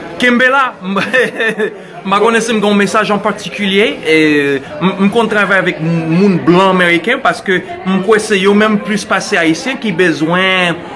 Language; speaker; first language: Haitian Creole; non-native, fluent; English